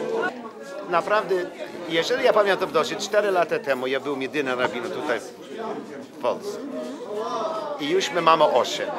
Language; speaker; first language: Polish; non-native, learner; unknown